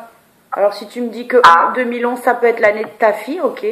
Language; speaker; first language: French; native; French